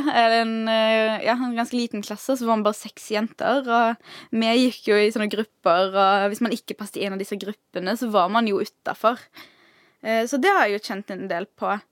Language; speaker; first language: Norwegian; early bilingual, other home language; Arabic